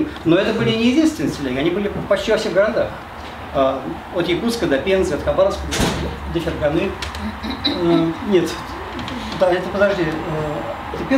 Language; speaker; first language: Russian; native; Russian